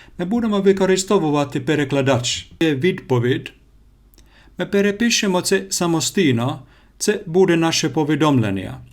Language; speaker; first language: Ukrainian; non-native, learner; Finnish